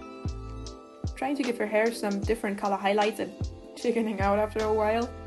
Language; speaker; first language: English; non-native, fluent; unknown